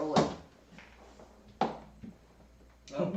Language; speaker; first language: English; native; English